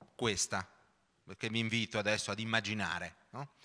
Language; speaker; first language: Italian; native; Italian